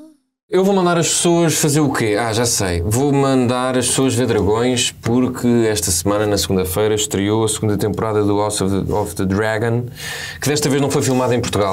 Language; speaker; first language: Portuguese; native; Portuguese